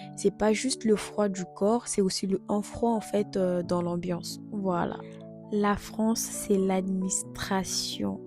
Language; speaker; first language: French; non-native, local second language; Lingala